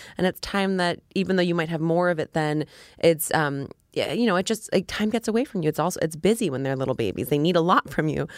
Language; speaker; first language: English; native; English